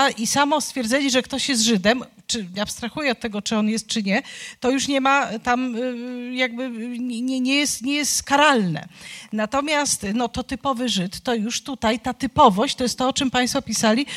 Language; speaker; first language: Polish; native; Polish